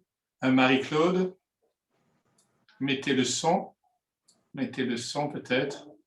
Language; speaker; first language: French; native; French